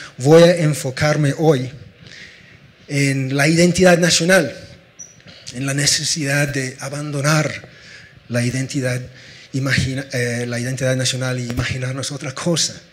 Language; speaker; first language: Spanish; non-native, fluent; English